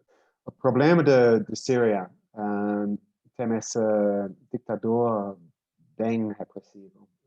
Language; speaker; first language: Portuguese; non-native, learner; English